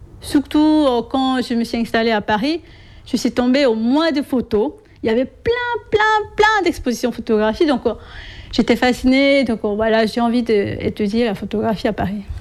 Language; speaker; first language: French; non-native, fluent; Korean